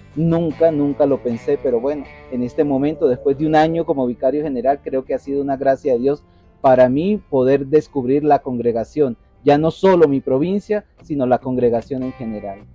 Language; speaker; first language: Spanish; native; Spanish